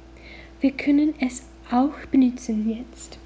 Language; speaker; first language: German; non-native, learner; English